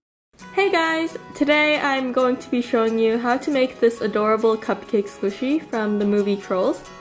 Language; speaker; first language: English; native; English